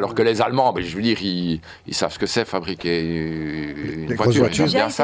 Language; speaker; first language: French; native; French